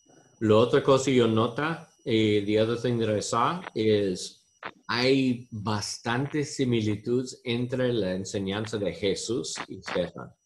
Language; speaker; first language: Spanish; non-native, learner; English